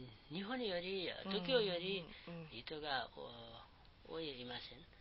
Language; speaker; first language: Japanese; non-native, learner; Nepali